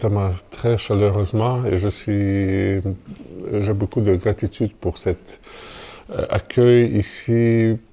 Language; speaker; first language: French; non-native, fluent; Russian